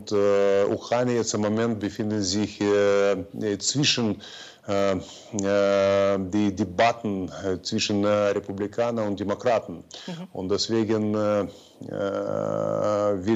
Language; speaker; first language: German; non-native, fluent; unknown